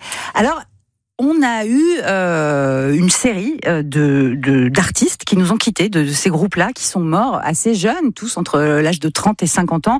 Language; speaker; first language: French; native; French